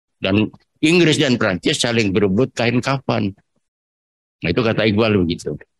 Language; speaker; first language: Indonesian; non-native, local second language; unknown